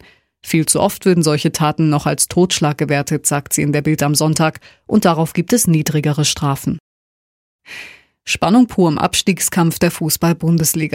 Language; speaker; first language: German; native; German